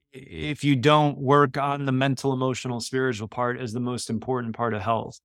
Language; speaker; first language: English; early bilingual, other home language; Polish